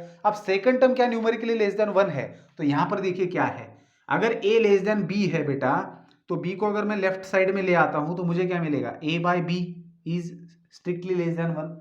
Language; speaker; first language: Hindi; native; Hindi